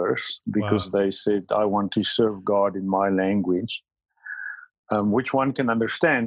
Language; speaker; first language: English; non-native, local second language; Afrikaans